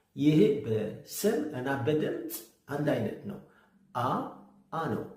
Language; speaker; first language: Amharic; non-native, learner; French